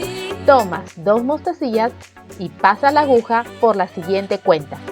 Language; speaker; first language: Spanish; native; Spanish